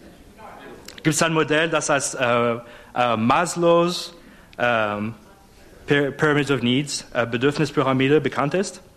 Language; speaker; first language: German; non-native, fluent; English